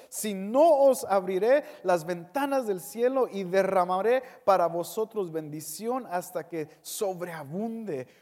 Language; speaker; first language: Spanish; early bilingual, heritage; Spanish